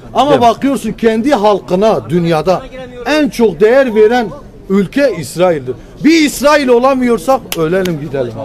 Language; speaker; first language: Turkish; non-native, local second language; Kurdish